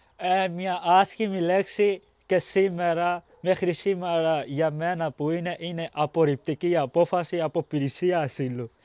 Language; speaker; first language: Greek; non-native, fluent; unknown